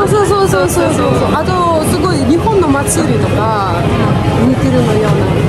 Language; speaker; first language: Japanese; non-native, fluent; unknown